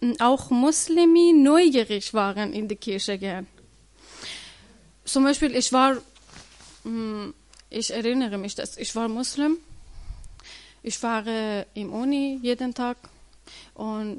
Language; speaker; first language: German; non-native, learner; Persian